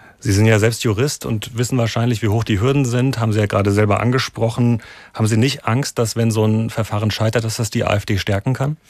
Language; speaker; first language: German; native; German